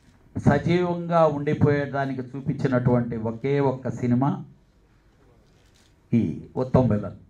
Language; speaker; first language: Telugu; native; Telugu